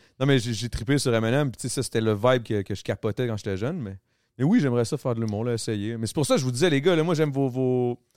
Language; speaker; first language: French; native; French